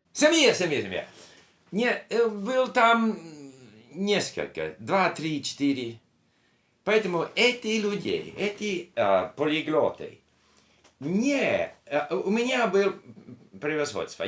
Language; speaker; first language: Russian; non-native, learner; English